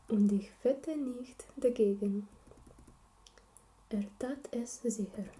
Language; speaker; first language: German; non-native, learner; Slovenian